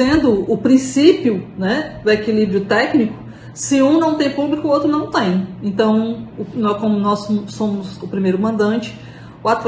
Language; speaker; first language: Portuguese; native; Portuguese